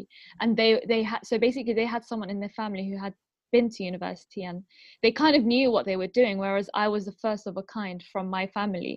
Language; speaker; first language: English; non-native, local second language; Arabic